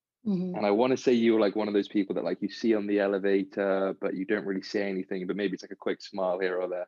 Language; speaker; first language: English; native; English